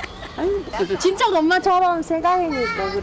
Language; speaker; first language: Korean; non-native, fluent; Vietnamese